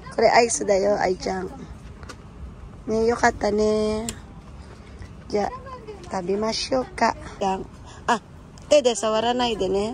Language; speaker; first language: Japanese; non-native, fluent; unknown